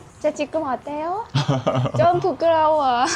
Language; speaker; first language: Korean; non-native, learner; Vietnamese